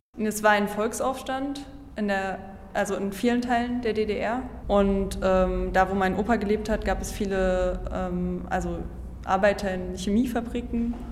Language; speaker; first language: German; native; German